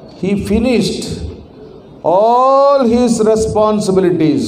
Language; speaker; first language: English; non-native, local second language; Telugu